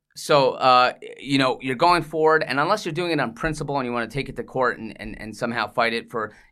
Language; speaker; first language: English; native; English